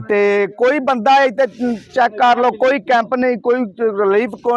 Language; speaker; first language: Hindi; non-native, local second language; Punjabi